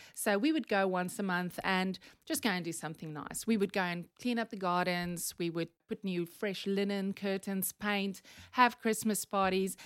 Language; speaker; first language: English; non-native, local second language; Afrikaans